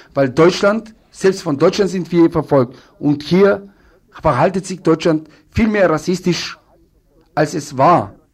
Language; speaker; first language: German; non-native, fluent; Romany